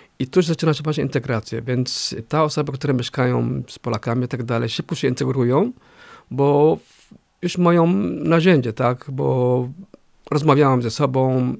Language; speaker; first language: Polish; non-native, fluent; Somali